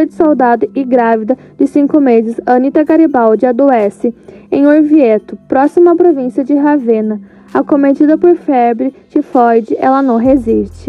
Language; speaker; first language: Portuguese; native; Portuguese